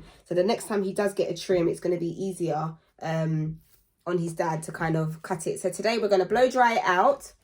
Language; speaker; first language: English; native; English